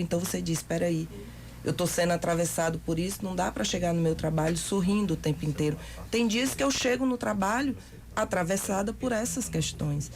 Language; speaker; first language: Portuguese; native; Portuguese